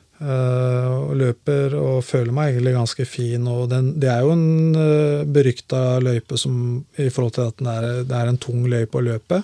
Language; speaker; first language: Norwegian; native; Norwegian